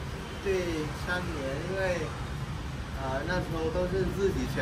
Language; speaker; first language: Chinese; non-native, learner; Vietnamese